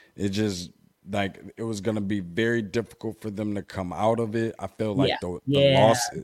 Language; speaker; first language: English; native; English